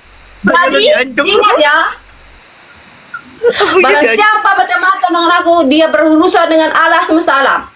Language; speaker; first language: Indonesian; native; Indonesian